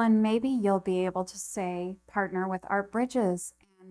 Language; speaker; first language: English; native; English